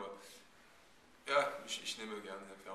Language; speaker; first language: German; non-native, fluent; French